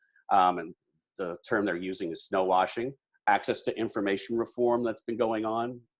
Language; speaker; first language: English; native; English